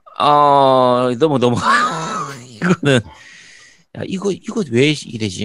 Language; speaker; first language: Korean; native; Korean